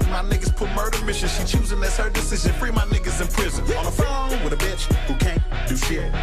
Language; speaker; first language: English; native; English